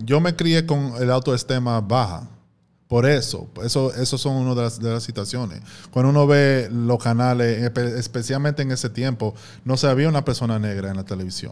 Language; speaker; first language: Spanish; early bilingual, heritage; Spanish